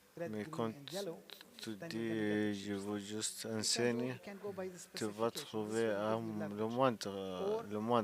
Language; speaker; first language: French; non-native, learner; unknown